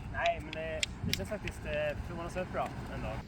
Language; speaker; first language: Swedish; native; Swedish